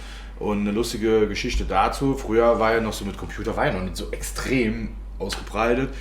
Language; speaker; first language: German; native; German